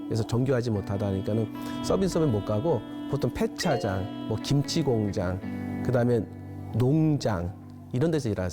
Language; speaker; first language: Korean; native; Korean